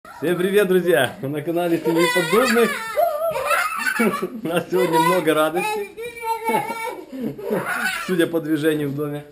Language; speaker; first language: Russian; native; Russian